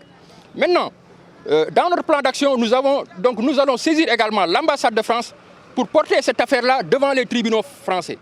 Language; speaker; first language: French; non-native, local second language; Wolof